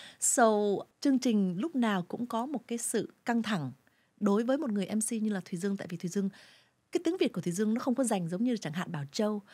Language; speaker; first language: Vietnamese; early bilingual, heritage; Vietnamese